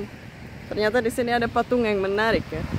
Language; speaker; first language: Indonesian; non-native, fluent; Czech